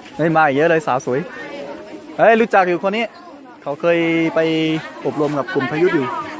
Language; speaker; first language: Thai; native; Thai